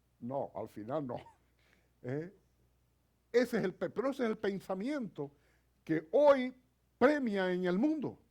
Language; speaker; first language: Spanish; native; Spanish